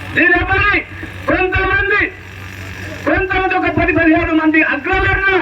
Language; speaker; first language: Telugu; non-native, local second language; Lambadi